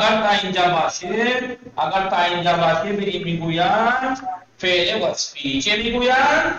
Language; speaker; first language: Persian; non-native, fluent; Urdu